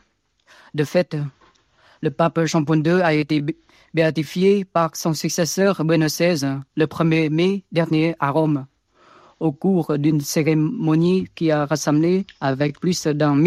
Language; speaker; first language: French; non-native, fluent; Vietnamese